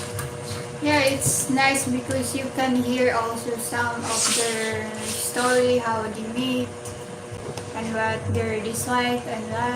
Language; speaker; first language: English; non-native, local second language; Filipino